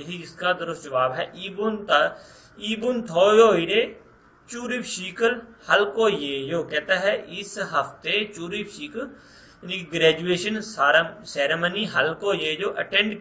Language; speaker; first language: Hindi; non-native, local second language; Punjabi